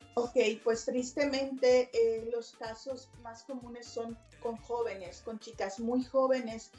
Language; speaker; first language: Spanish; native; Spanish